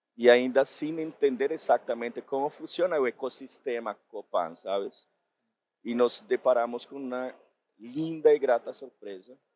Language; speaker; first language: Portuguese; non-native, fluent; Spanish